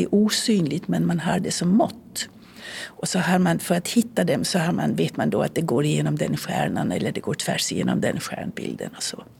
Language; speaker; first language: Swedish; early bilingual, heritage; Swedish